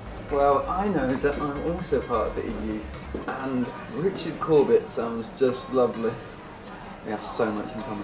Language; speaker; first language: English; native; English